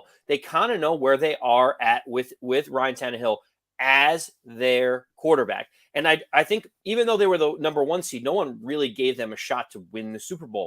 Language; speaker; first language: English; native; English